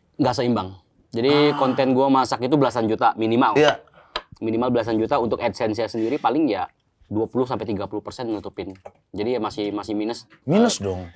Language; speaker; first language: Indonesian; native; Indonesian